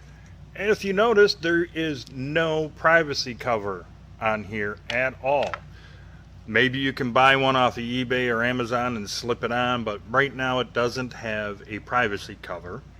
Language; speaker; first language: English; native; English